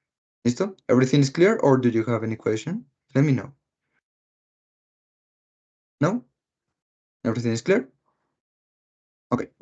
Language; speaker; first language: English; non-native, fluent; Spanish